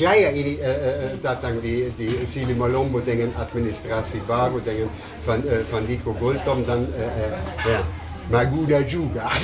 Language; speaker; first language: Indonesian; non-native, learner; German